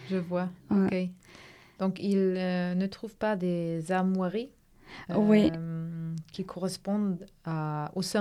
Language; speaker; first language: French; non-native, fluent; German